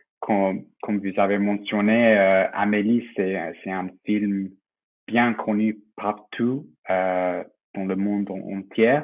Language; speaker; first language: French; non-native, fluent; English